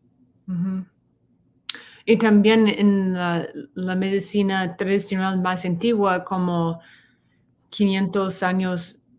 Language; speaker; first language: Spanish; non-native, learner; English